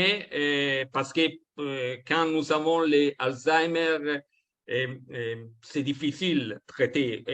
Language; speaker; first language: French; non-native, learner; Italian